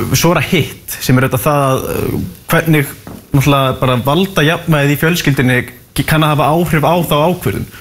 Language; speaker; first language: Icelandic; native; Icelandic